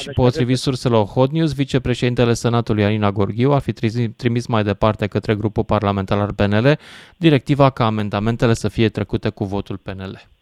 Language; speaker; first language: Romanian; native; Romanian